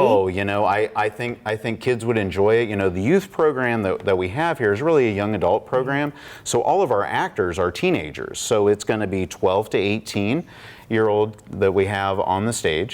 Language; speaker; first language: English; native; English